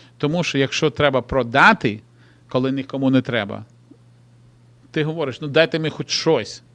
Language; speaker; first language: Ukrainian; non-native, local second language; Russian